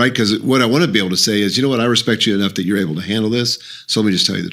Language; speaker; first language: English; native; English